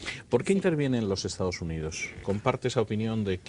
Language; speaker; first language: Spanish; native; Spanish